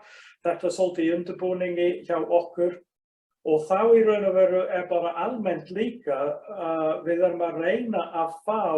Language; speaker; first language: Icelandic; non-native, fluent; English